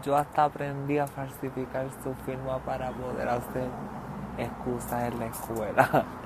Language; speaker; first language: Spanish; early bilingual, other home language; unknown